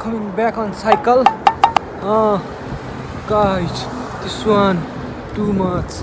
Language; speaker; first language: English; non-native, learner; Nepali